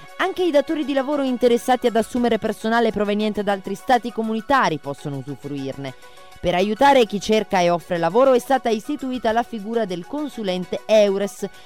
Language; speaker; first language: Italian; native; Italian